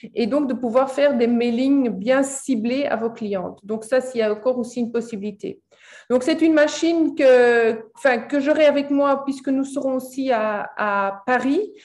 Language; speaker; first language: French; native; French